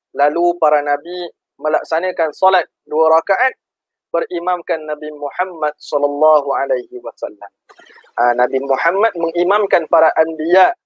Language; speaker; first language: Malay; native; Malay